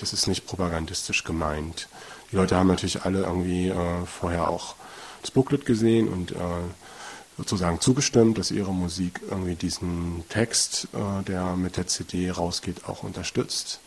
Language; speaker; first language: German; native; German